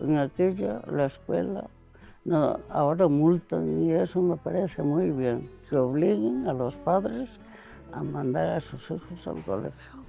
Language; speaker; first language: Spanish; non-native, local second language; Galician